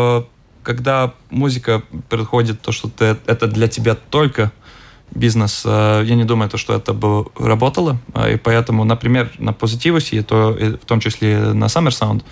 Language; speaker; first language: Russian; non-native, local second language; Latvian